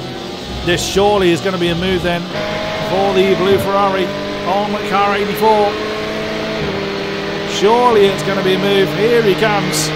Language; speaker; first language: English; native; English